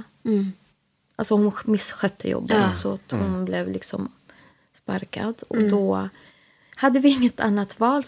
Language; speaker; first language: Swedish; native; Swedish